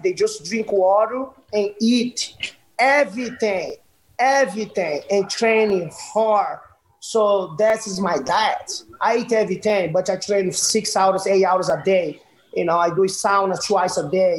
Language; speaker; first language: English; non-native, learner; Portuguese